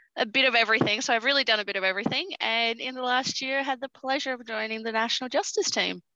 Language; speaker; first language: English; early bilingual, other home language; Portuguese